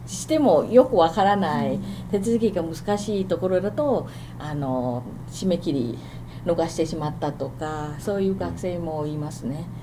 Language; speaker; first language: Japanese; non-native, fluent; Thai